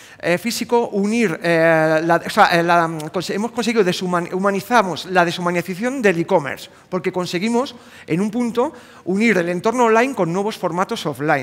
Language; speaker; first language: Spanish; native; Spanish